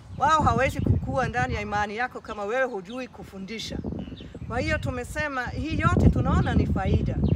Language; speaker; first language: Swahili; non-native, fluent; German